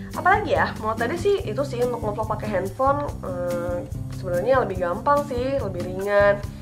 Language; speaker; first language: Indonesian; non-native, local second language; Minangkabau